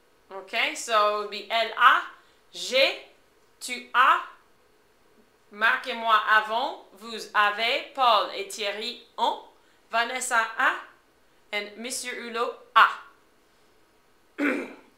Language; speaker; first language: French; non-native, fluent; English